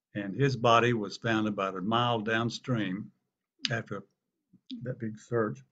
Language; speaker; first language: English; native; English